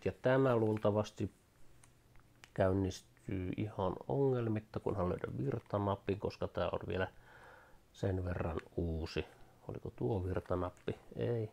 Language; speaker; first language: Finnish; native; Finnish